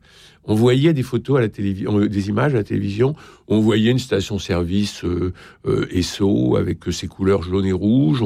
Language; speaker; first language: French; native; French